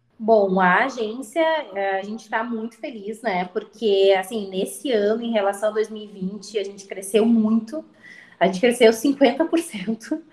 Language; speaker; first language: Portuguese; native; Portuguese